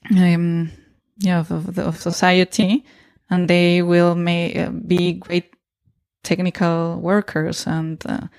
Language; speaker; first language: English; non-native, fluent; Spanish